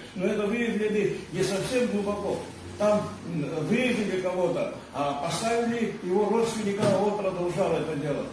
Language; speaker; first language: Russian; non-native, local second language; Abkhazian